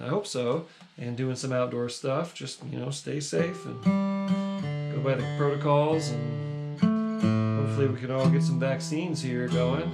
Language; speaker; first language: English; native; English